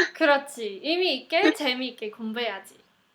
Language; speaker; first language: Korean; non-native, fluent; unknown